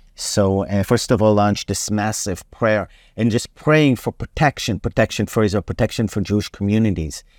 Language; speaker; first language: English; non-native, fluent; Hebrew